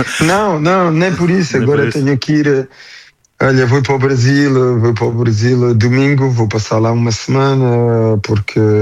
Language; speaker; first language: Portuguese; early bilingual, heritage; French